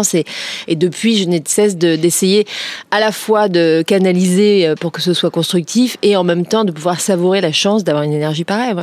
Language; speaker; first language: French; native; French